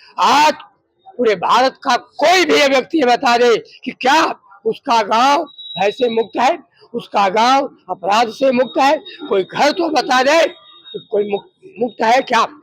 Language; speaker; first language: Hindi; native; Hindi